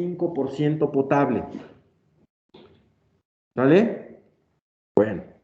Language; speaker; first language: Spanish; native; Spanish